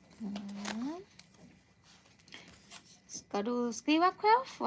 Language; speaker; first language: Swedish; non-native, learner; Thai